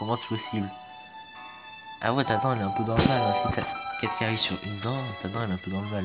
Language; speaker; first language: French; native; French